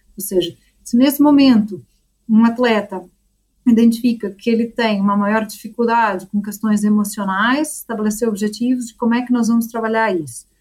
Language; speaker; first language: Portuguese; native; Portuguese